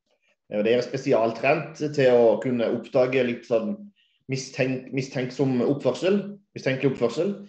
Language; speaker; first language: Norwegian; native; Norwegian